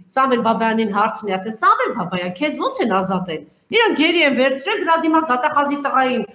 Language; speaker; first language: Armenian; native; Armenian